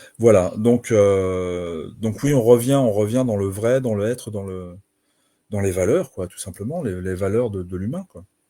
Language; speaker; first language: French; native; French